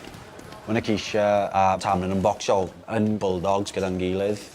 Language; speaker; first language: Welsh; non-native, local second language; English